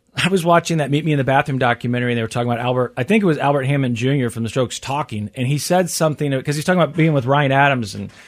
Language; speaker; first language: English; native; English